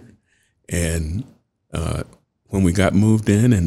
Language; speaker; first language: English; native; English